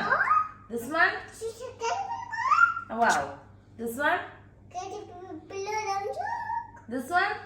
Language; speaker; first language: English; non-native, local second language; Malayalam